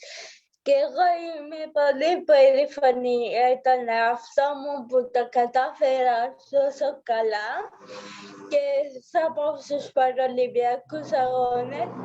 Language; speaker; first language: Greek; non-native, fluent; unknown